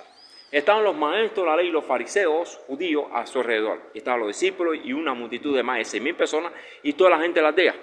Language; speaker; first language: Spanish; native; Spanish